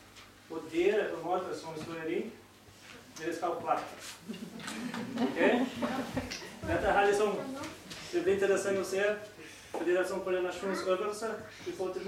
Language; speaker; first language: Norwegian; non-native, fluent; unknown